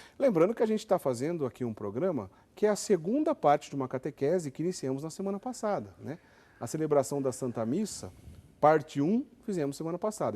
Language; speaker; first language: Portuguese; native; Portuguese